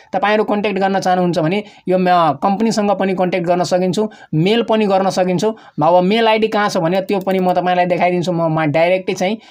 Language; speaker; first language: Nepali; non-native, local second language; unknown